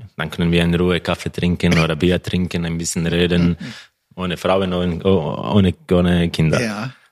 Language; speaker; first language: German; non-native, learner; Croatian